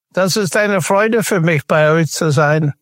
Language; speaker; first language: German; non-native, fluent; English